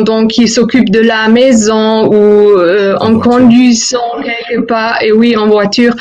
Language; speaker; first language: French; non-native, fluent; German